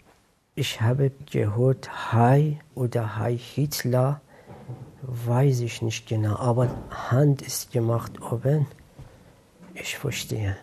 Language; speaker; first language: German; non-native, learner; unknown